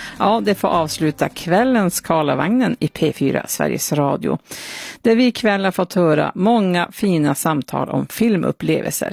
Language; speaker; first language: Swedish; native; Swedish